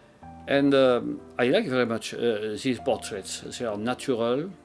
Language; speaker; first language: English; non-native, learner; French